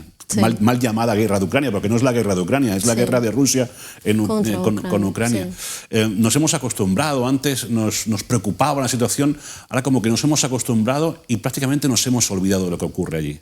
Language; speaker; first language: Spanish; native; Spanish